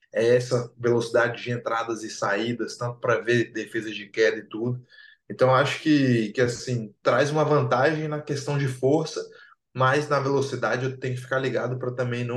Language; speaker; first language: Portuguese; native; Portuguese